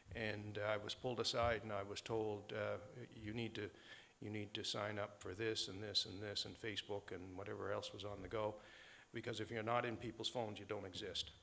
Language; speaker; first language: English; native; English